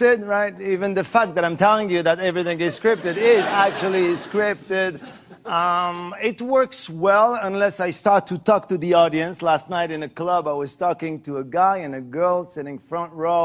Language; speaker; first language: English; non-native, fluent; French